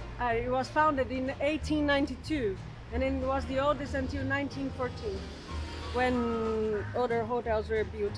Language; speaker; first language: English; non-native, fluent; Portuguese